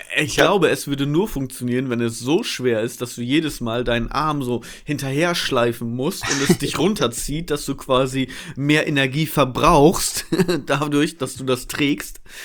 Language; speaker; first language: German; native; German